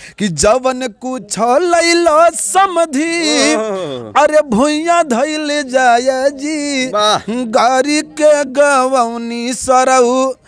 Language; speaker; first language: Hindi; native; Hindi